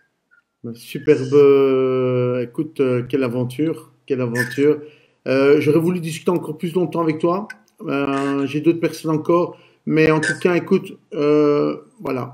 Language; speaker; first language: French; native; French